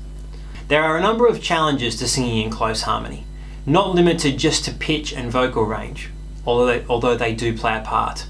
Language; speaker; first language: English; native; English